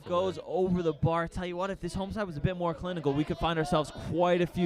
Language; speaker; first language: English; native; English